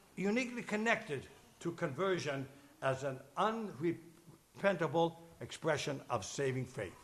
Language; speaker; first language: English; native; English